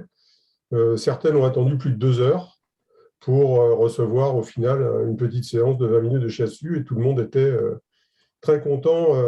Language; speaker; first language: French; native; French